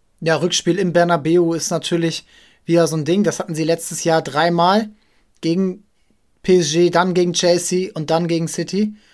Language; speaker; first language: German; native; German